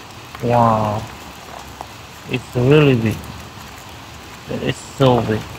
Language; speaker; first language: English; non-native, learner; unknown